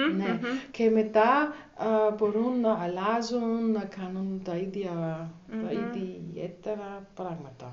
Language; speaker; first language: Greek; non-native, learner; German